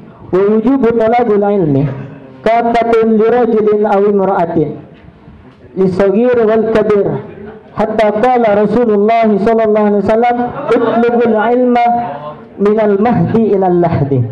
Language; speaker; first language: Arabic; non-native, learner; Indonesian